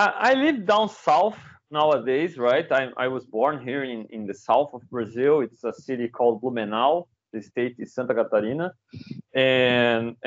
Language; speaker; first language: English; non-native, fluent; Portuguese